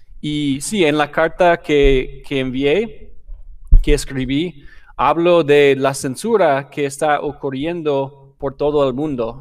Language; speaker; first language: Spanish; non-native, fluent; English